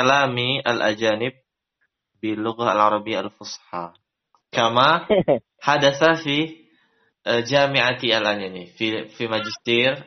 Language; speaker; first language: Arabic; non-native, fluent; Indonesian